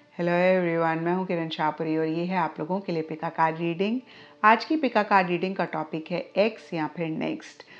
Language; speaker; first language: Hindi; native; Hindi